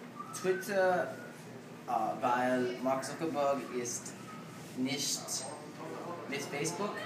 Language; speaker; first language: German; non-native, learner; English